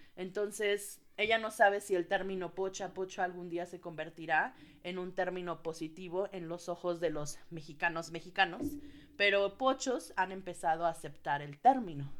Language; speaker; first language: Spanish; early bilingual, heritage; Spanish